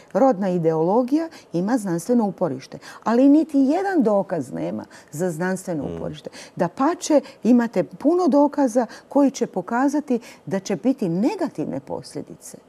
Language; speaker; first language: Serbian; native; Serbian